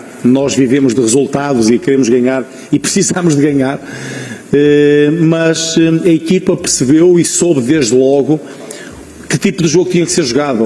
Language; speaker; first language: Portuguese; native; Portuguese